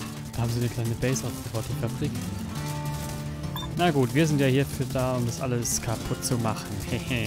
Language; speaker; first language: German; native; German